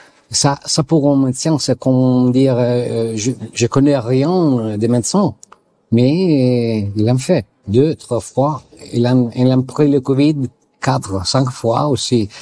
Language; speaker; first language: French; non-native, learner; Italian